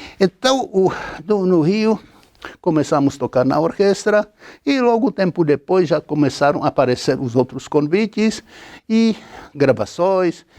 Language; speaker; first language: Portuguese; non-native, fluent; Czech